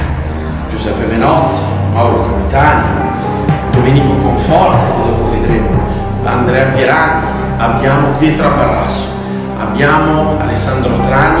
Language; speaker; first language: Italian; native; Italian